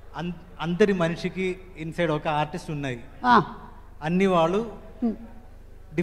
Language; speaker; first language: Telugu; non-native, learner; Malayalam